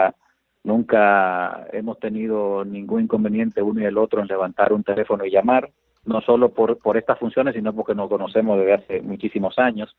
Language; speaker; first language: Spanish; native; Spanish